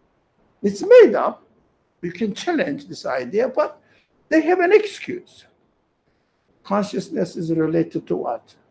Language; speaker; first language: English; non-native, fluent; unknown